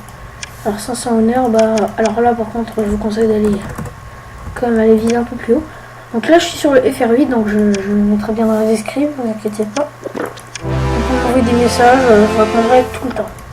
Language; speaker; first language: French; native; French